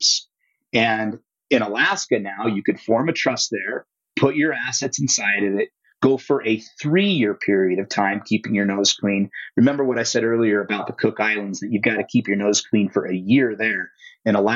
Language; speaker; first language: English; native; English